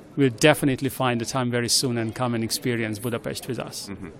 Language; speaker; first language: English; non-native, fluent; Hungarian